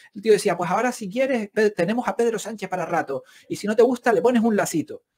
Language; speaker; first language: Spanish; native; Spanish